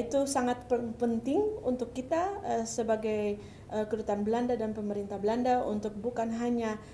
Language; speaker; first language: Indonesian; early bilingual, heritage; Dutch